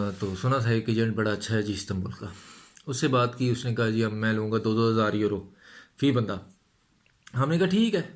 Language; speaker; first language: Urdu; non-native, local second language; Punjabi